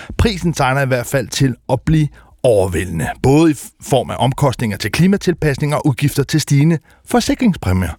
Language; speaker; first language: Danish; native; Danish